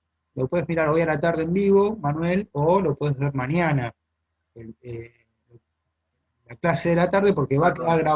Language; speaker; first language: Spanish; native; Spanish